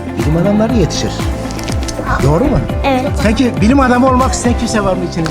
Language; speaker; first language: Turkish; native; Turkish